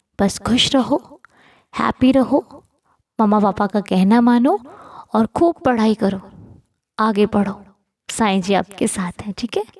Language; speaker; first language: Hindi; native; Hindi